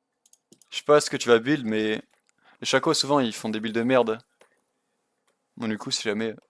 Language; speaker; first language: French; native; French